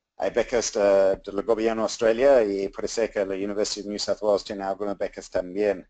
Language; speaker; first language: Spanish; non-native, fluent; English